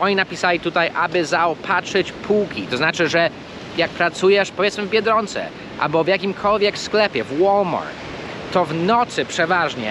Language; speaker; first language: Polish; early bilingual, heritage; Polish